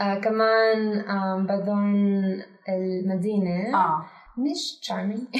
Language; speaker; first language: Arabic; non-native, learner; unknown